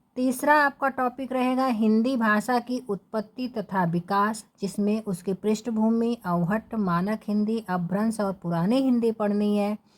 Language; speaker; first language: Hindi; native; Hindi